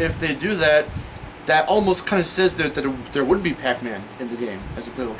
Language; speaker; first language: English; native; English